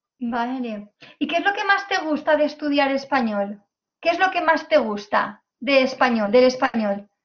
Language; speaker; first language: Spanish; native; Spanish